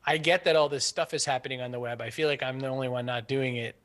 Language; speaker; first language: English; native; English